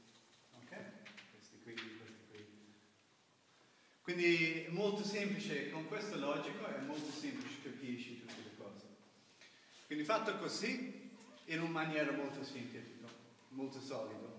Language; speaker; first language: Italian; non-native, learner; English